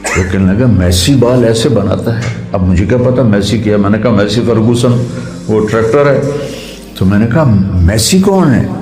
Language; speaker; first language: Urdu; non-native, local second language; Punjabi